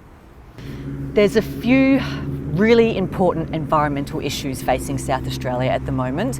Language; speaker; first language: English; native; English